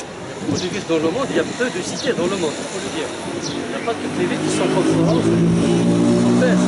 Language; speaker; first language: French; non-native, local second language; Arabic